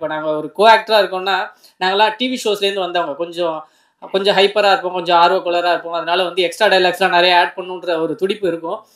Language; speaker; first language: Tamil; native; Tamil